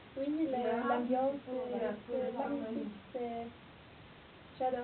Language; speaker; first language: French; non-native, learner; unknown